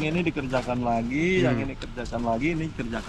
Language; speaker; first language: Indonesian; native; Indonesian